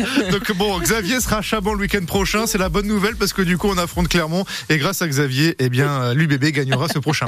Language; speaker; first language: French; native; French